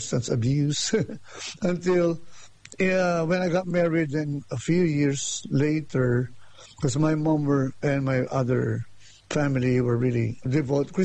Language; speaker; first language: English; non-native, local second language; Filipino